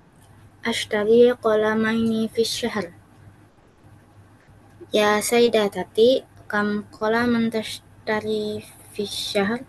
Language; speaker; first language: Arabic; non-native, learner; Indonesian